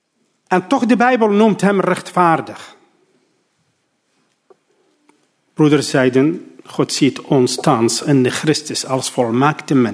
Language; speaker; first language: Dutch; non-native, learner; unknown